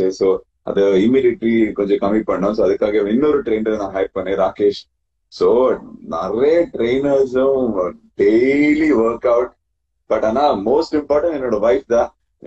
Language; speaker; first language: Tamil; non-native, fluent; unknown